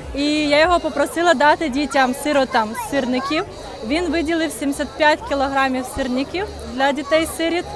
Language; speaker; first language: Ukrainian; native; Ukrainian